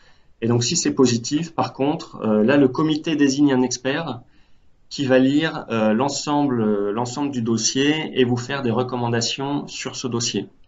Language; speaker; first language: French; native; French